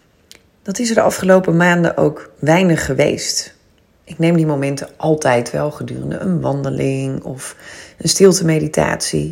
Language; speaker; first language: Dutch; native; Dutch